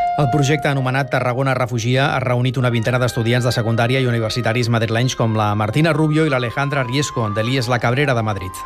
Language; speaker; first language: Catalan; native; Catalan